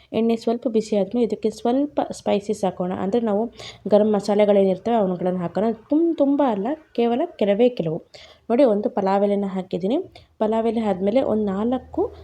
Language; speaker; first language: Kannada; native; Kannada